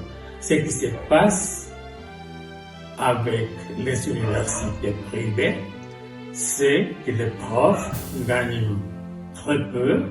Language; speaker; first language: French; non-native, fluent; Spanish